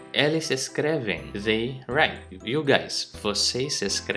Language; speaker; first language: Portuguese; non-native, learner; Filipino